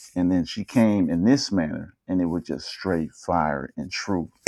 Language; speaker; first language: English; native; English